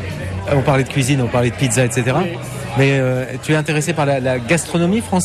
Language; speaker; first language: French; native; French